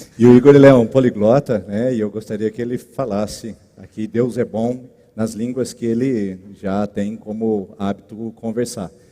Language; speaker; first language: Portuguese; native; Portuguese